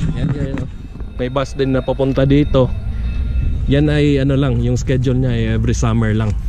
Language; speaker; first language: Filipino; non-native, local second language; Cebuano